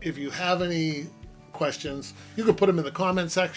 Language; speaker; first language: English; native; English